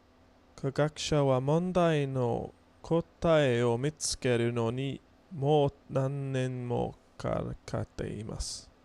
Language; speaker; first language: Japanese; non-native, learner; English